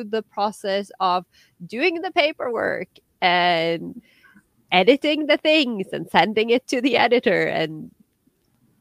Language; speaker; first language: English; non-native, fluent; Norwegian